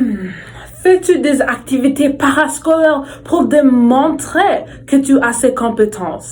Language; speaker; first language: French; non-native, learner; English